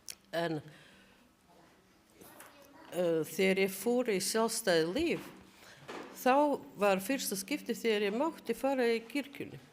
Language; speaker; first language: Icelandic; non-native, learner; Latvian